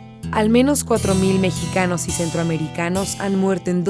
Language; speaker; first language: Spanish; native; Spanish